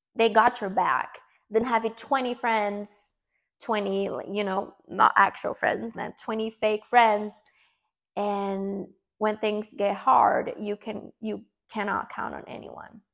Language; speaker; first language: English; non-native, fluent; Portuguese